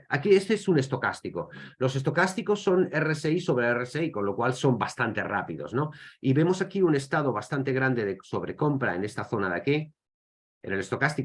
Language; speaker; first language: Spanish; native; Spanish